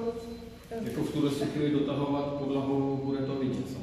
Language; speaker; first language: Czech; native; Czech